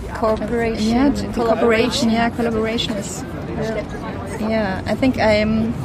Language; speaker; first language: English; non-native, learner; German